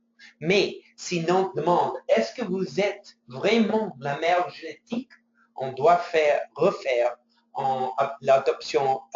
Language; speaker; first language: French; non-native, fluent; English